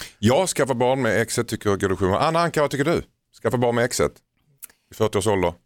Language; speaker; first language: Swedish; native; Swedish